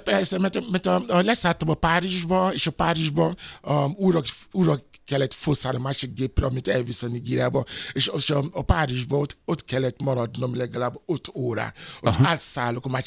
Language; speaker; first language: Hungarian; non-native, fluent; Yoruba